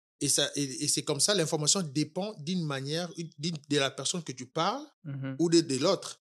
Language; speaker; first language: French; non-native, local second language; Lingala